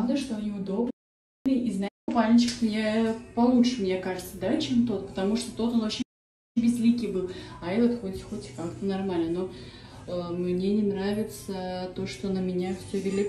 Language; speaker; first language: Russian; native; Russian